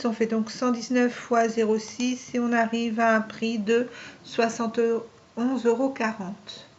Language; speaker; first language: French; native; French